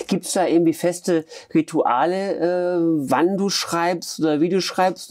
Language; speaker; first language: German; native; German